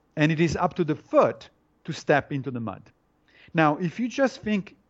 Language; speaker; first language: English; non-native, fluent; Italian